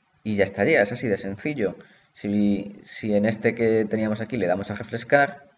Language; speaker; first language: Spanish; native; Spanish